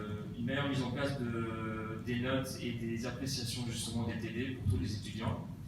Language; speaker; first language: French; native; French